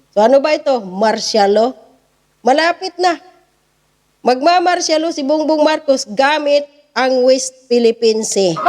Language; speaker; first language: Filipino; non-native, local second language; Cebuano